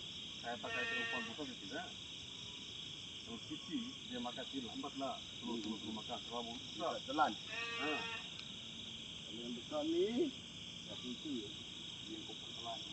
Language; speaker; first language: Indonesian; non-native, learner; Bangla